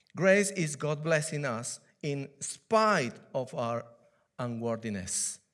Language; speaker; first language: English; non-native, fluent; Spanish